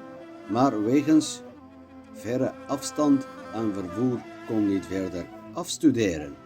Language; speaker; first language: Dutch; non-native, learner; Kurdish